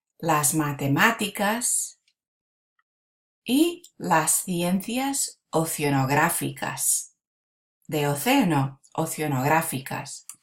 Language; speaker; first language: Spanish; non-native, fluent; English